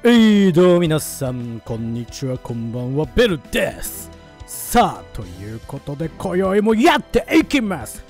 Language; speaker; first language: Japanese; native; Japanese